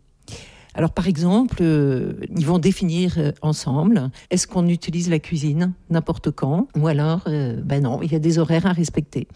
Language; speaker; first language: French; native; French